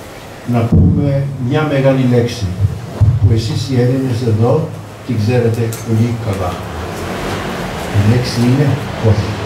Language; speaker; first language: Greek; early bilingual, heritage; Greek